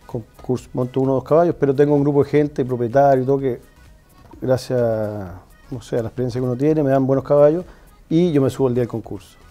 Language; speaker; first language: Spanish; native; Spanish